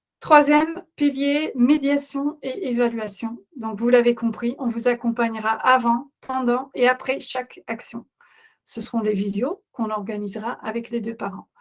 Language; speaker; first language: French; non-native, fluent; Dutch